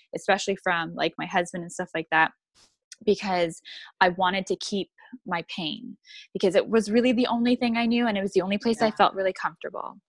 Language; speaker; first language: English; native; English